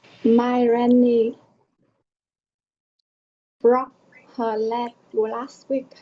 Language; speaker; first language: English; non-native, learner; Vietnamese